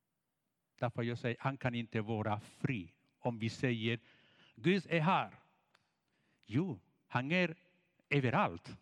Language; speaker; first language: Swedish; non-native, fluent; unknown